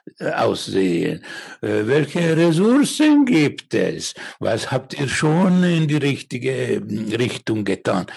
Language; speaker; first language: German; non-native, learner; Finnish